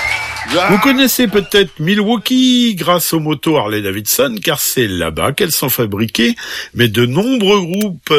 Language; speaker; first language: French; native; French